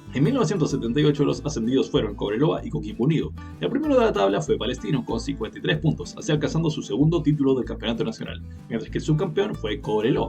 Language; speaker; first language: Spanish; native; Spanish